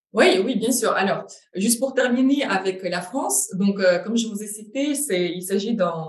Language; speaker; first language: French; non-native, fluent; Ukrainian